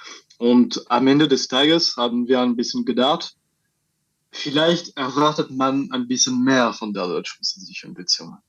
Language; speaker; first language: German; non-native, fluent; French